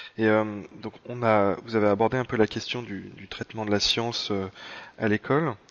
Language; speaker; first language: French; native; French